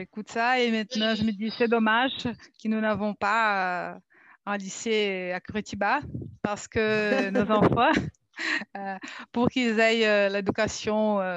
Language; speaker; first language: French; non-native, fluent; Portuguese